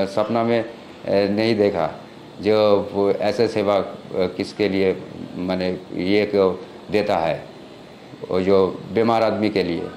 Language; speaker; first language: Hindi; non-native, local second language; Bangla